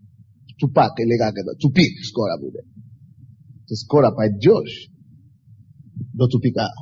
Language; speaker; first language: Russian; non-native, fluent; Yoruba